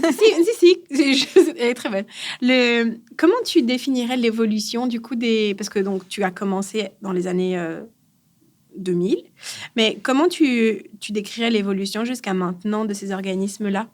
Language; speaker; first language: French; native; French